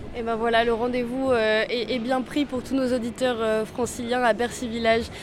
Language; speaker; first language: French; native; French